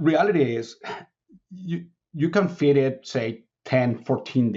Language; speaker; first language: English; non-native, fluent; Spanish